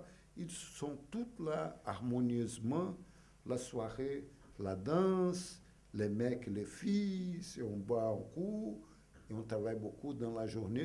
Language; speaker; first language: French; non-native, fluent; Portuguese